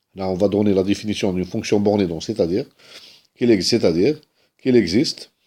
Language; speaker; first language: French; non-native, local second language; Arabic